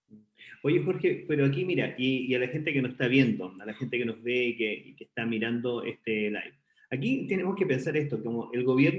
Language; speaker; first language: Spanish; native; Spanish